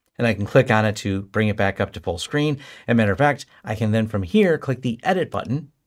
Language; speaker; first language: English; native; English